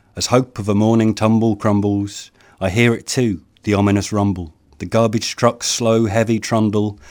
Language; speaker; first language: English; native; English